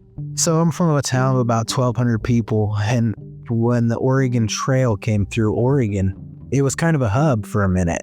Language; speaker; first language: English; native; English